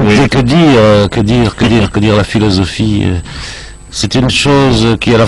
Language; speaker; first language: French; native; French